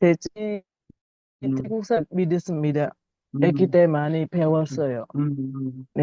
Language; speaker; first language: Korean; non-native, learner; Thai